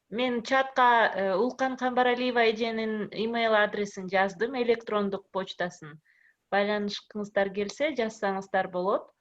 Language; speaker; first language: Kyrgyz; native; Kyrgyz